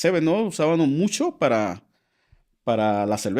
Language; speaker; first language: Spanish; native; Spanish